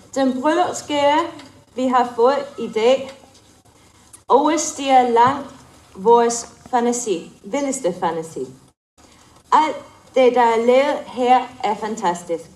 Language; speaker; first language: Danish; non-native, learner; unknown